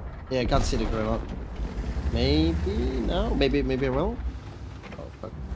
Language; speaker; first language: English; non-native, fluent; Czech